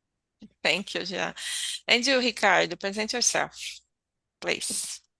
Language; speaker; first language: English; non-native, learner; Portuguese